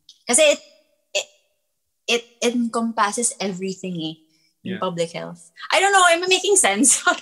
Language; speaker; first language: English; non-native, local second language; Filipino